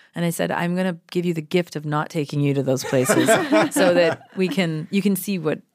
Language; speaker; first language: English; native; English